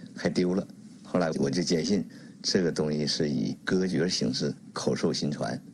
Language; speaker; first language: Chinese; native; Chinese